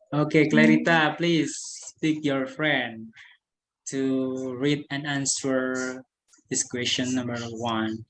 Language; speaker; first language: English; non-native, learner; Indonesian